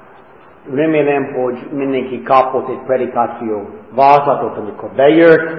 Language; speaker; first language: Hungarian; non-native, fluent; English